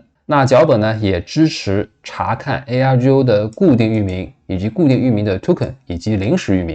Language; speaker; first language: Chinese; native; Chinese